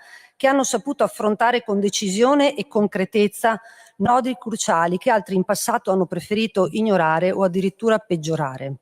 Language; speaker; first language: Italian; native; Italian